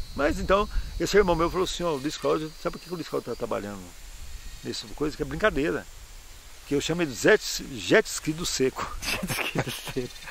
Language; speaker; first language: Portuguese; native; Portuguese